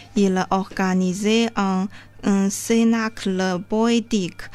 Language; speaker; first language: French; non-native, learner; Chinese